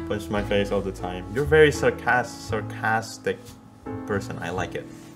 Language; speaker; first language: English; non-native, fluent; Indonesian